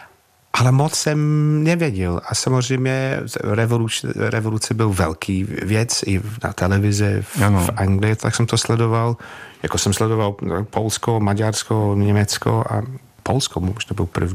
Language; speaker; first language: Czech; non-native, learner; English